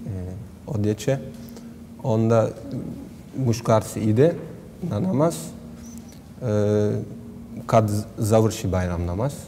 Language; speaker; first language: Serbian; non-native, learner; Turkish